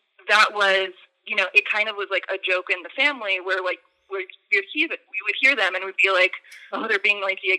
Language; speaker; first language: English; native; English